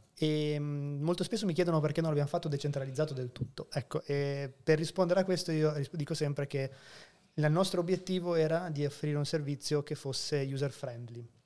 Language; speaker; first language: Italian; native; Italian